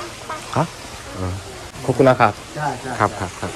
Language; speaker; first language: Korean; native; Korean